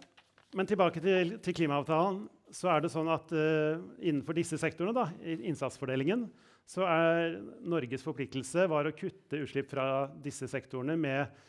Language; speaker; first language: Norwegian; native; Norwegian